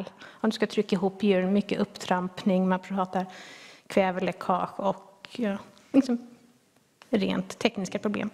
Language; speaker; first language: Swedish; native; Swedish